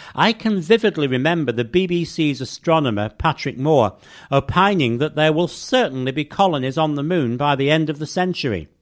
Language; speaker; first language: English; native; English